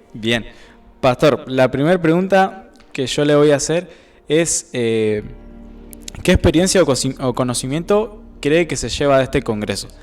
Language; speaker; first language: Spanish; native; Spanish